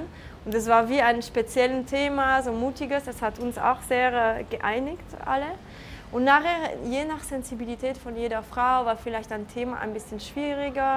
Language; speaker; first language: German; non-native, local second language; French